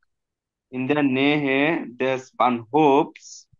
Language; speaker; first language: German; non-native, learner; Bangla